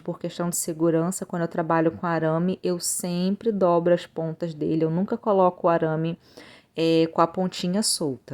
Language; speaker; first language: Portuguese; native; Portuguese